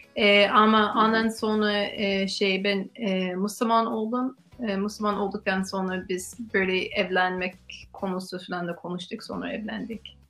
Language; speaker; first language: Turkish; non-native, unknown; English